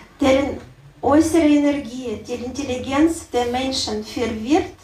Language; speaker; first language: German; non-native, learner; Russian